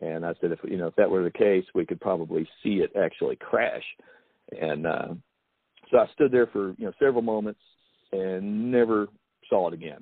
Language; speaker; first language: English; native; English